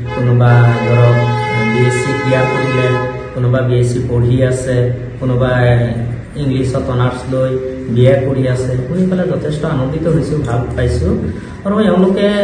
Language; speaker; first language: Assamese; non-native, local second language; Bangla